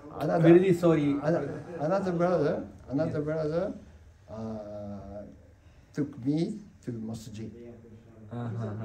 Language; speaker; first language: English; non-native, learner; Japanese